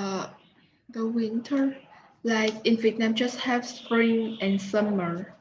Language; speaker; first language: English; non-native, learner; Vietnamese